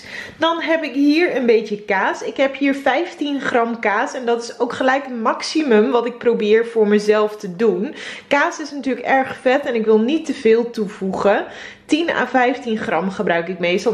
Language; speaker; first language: Dutch; native; Dutch